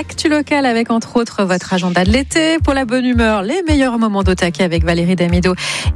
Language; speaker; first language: French; native; French